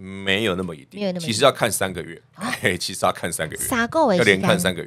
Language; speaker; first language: Chinese; native; Chinese